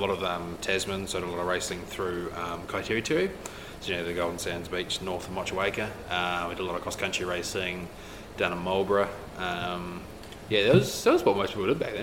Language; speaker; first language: English; native; English